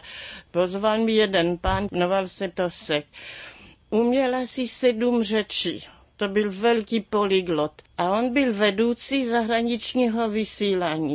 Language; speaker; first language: Czech; early bilingual, heritage; Czech